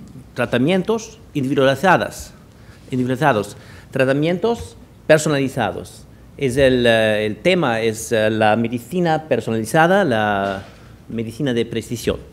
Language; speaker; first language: Spanish; non-native, fluent; German